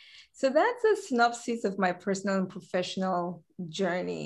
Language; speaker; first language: English; native; English